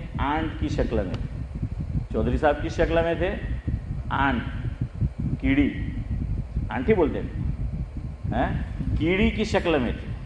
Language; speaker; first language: Urdu; non-native, local second language; Gujarati